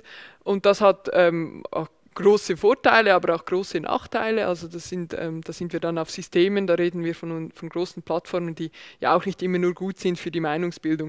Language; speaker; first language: German; native; German